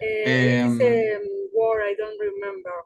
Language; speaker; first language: English; non-native, learner; Spanish